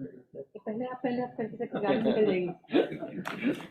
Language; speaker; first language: Hindi; non-native, local second language; Bangla